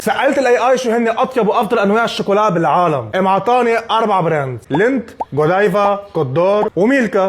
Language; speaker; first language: Arabic; native; Arabic